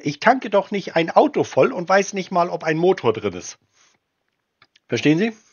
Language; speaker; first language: German; native; German